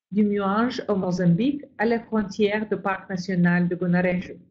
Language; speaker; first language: French; non-native, fluent; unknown